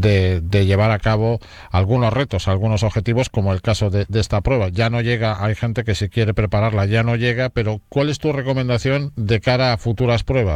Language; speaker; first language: Spanish; native; Spanish